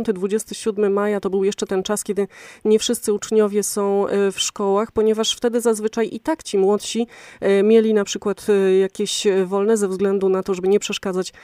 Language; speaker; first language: Polish; native; Polish